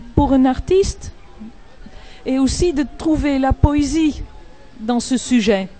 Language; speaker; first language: French; non-native, fluent; Dutch